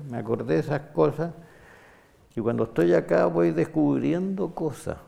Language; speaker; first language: Spanish; native; Spanish